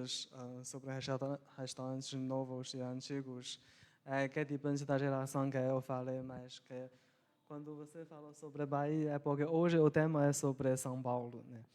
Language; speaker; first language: Portuguese; non-native, local second language; Chinese